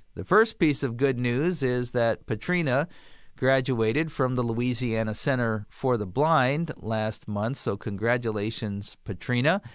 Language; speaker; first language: English; native; English